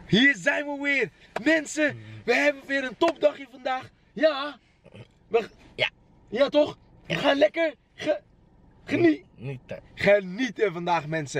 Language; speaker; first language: Dutch; native; Dutch